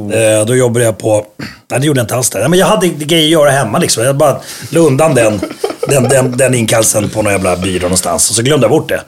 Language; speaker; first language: Swedish; early bilingual, other home language; Finnish